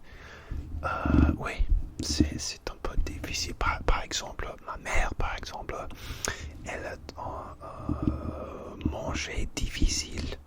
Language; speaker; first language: French; non-native, learner; English